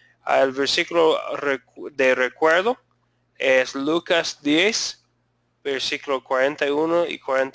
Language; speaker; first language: Spanish; non-native, fluent; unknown